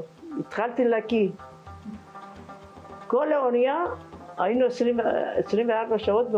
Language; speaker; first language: Hebrew; non-native, fluent; Persian